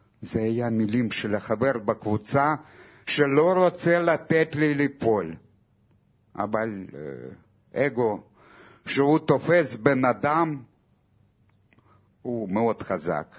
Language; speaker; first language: Hebrew; non-native, fluent; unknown